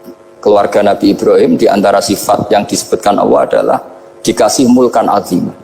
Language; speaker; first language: Indonesian; non-native, local second language; Javanese